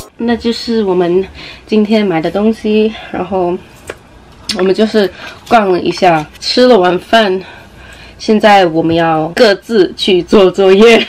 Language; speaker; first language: Chinese; early bilingual, heritage; Chinese